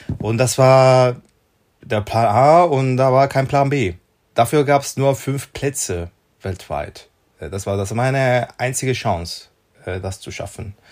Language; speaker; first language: German; non-native, fluent; Spanish